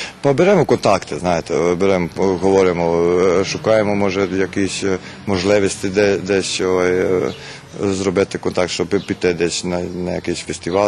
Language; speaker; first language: Ukrainian; early bilingual, heritage; Ukrainian